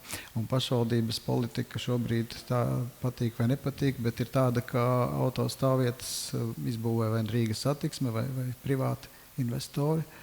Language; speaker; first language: Latvian; native; Latvian